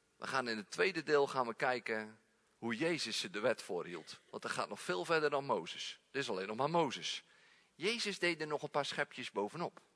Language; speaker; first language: Dutch; native; Dutch